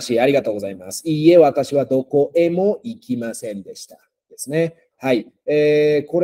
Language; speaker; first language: Japanese; non-native, fluent; Spanish